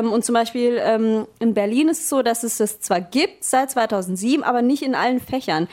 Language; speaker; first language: German; native; German